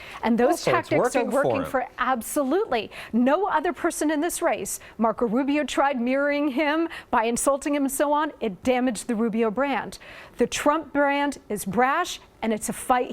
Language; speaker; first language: English; native; English